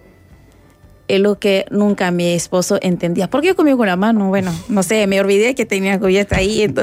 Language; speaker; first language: Spanish; non-native, fluent; Rundi